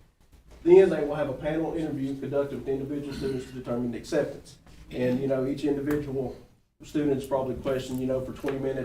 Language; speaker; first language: English; native; English